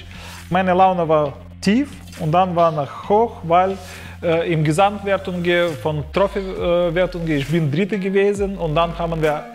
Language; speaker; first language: German; non-native, learner; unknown